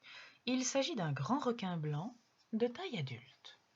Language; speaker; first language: French; native; French